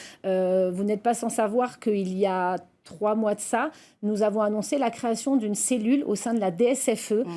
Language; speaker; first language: French; native; French